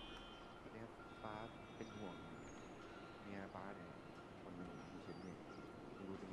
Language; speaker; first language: Thai; native; Thai